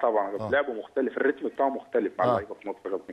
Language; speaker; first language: Arabic; native; Arabic